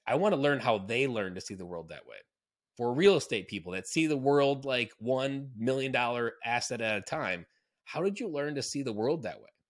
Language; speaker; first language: English; native; English